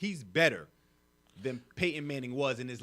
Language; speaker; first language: English; native; English